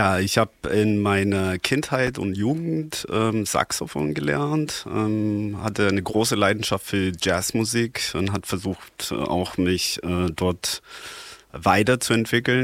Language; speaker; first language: German; non-native, fluent; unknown